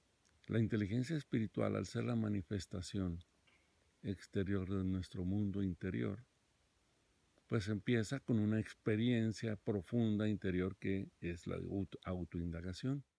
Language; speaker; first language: Spanish; native; Spanish